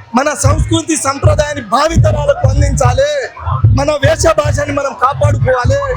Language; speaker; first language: Telugu; non-native, local second language; Lambadi